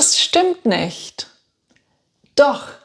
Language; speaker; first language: German; non-native, fluent; English